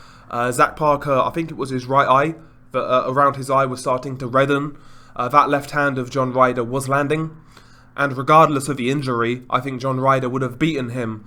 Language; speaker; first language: English; native; English